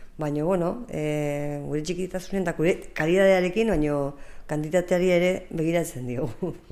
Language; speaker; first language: Basque; native; Basque